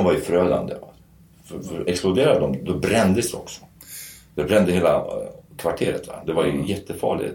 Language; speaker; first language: Swedish; non-native, fluent; Kurdish